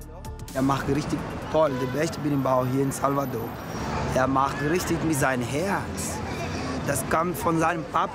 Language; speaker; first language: German; non-native, learner; Portuguese